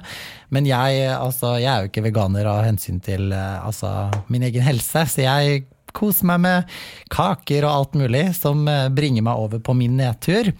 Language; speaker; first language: Norwegian; native; Norwegian